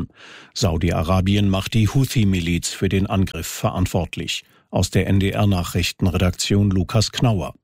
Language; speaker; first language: German; native; German